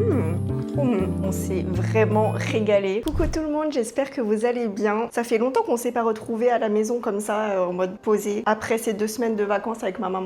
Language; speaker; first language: French; native; French